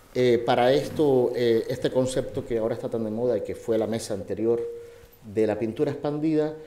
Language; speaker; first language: Spanish; native; Spanish